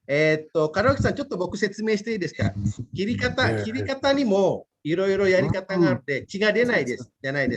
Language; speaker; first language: Japanese; non-native, fluent; Indonesian